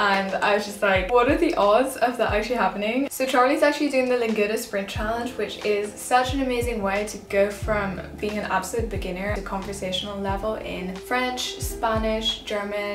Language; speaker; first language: English; native; English